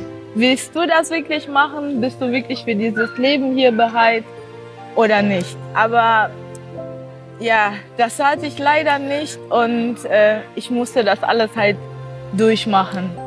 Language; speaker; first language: German; non-native, fluent; Portuguese